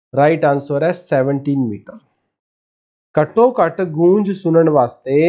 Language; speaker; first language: Hindi; non-native, local second language; Punjabi